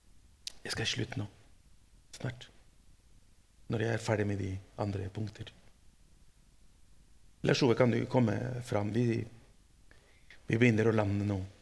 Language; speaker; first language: Norwegian; non-native, fluent; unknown